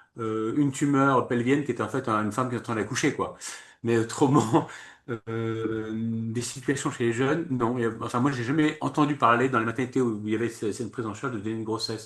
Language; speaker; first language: French; native; French